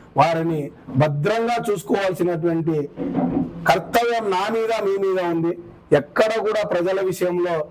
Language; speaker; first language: Telugu; native; Telugu